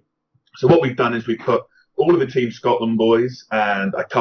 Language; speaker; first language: English; native; English